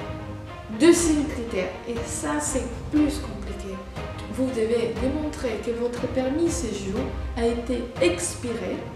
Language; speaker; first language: French; non-native, fluent; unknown